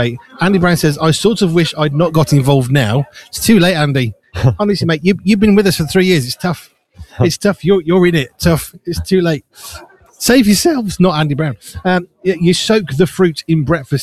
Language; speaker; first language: English; native; English